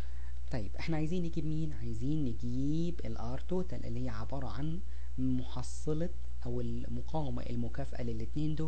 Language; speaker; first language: Arabic; native; Arabic